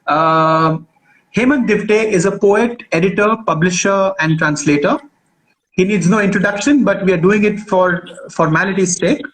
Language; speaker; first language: English; non-native, local second language; Marathi